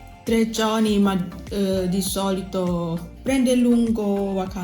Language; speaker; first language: Italian; non-native, learner; Thai